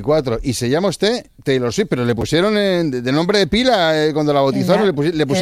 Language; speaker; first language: Spanish; native; Spanish